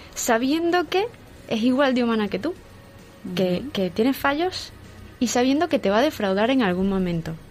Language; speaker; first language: Spanish; native; Spanish